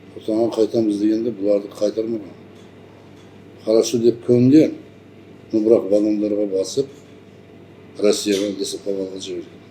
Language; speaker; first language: Kazakh; non-native, local second language; Persian